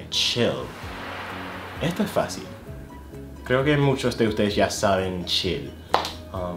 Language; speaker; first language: Spanish; non-native, fluent; English